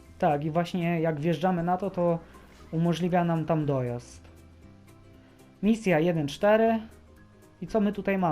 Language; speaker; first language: Polish; native; Polish